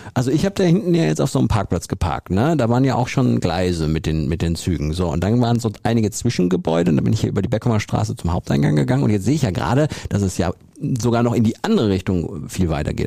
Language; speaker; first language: German; native; German